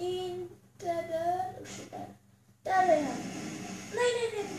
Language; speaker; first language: Swedish; early bilingual, other home language; Albanian